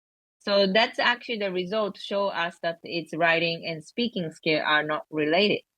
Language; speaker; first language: English; non-native, learner; Japanese